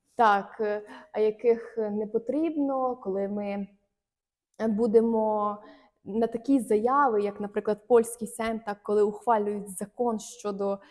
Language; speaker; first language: Ukrainian; native; Ukrainian